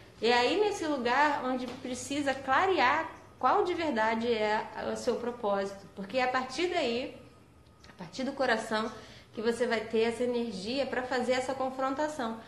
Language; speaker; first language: Portuguese; native; Portuguese